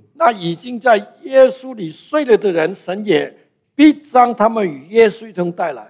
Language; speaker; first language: Chinese; non-native, local second language; Cantonese